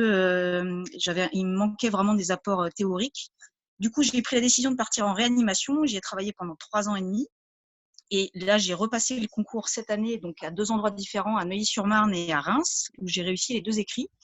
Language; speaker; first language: French; native; French